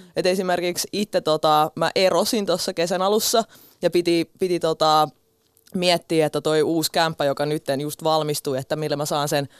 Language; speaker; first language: Finnish; early bilingual, other home language; Russian